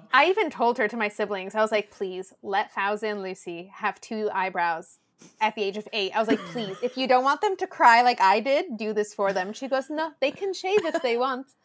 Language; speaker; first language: English; early bilingual, other home language; Spanish